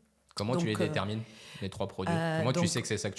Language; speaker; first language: French; native; French